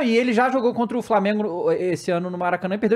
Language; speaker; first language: Portuguese; native; Portuguese